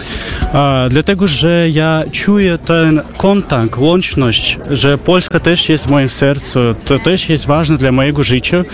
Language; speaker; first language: Polish; non-native, fluent; Russian